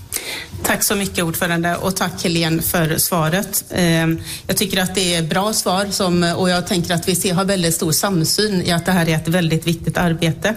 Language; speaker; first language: Swedish; native; Swedish